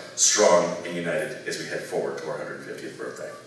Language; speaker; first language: English; native; English